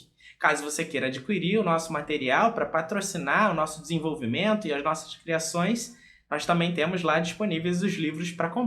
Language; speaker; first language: Portuguese; native; Portuguese